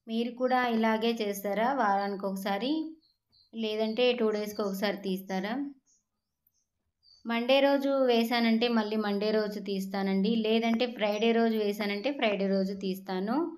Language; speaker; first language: Telugu; native; Telugu